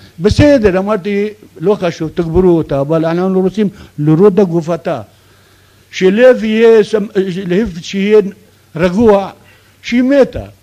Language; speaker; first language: Hebrew; non-native, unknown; Kurdish